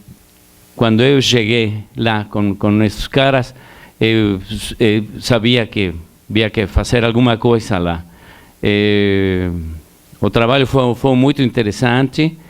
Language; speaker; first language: Portuguese; non-native, learner; Spanish